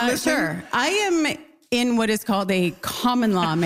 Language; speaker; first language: English; native; English